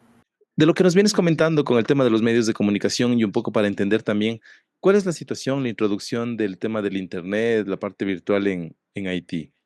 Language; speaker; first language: Spanish; native; Spanish